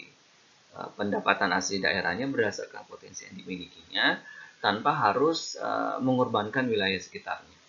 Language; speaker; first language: Indonesian; native; Indonesian